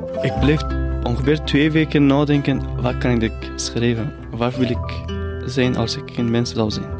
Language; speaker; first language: Dutch; non-native, fluent; Persian